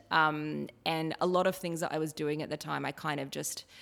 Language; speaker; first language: English; native; English